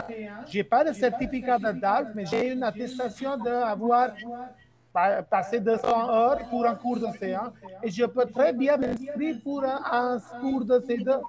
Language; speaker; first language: French; non-native, fluent; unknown